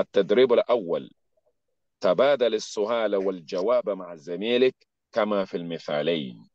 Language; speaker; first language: Arabic; non-native, learner; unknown